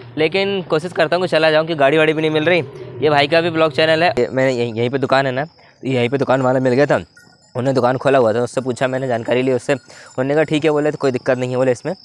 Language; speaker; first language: Hindi; native; Hindi